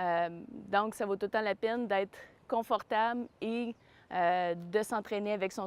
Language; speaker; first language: French; native; French